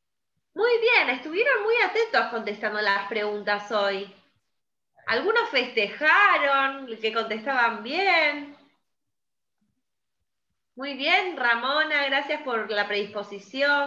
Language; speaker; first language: Spanish; native; Spanish